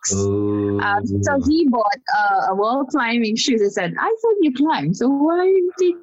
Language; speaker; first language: English; non-native, local second language; Filipino